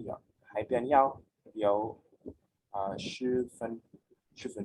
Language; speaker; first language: Chinese; non-native, learner; English